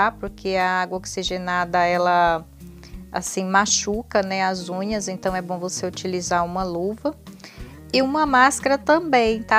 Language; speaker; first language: Portuguese; native; Portuguese